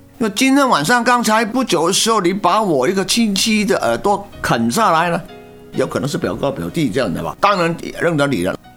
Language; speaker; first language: Chinese; non-native, local second language; Cantonese